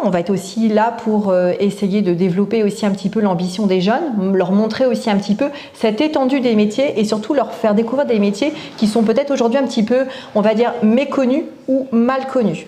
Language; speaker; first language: French; native; French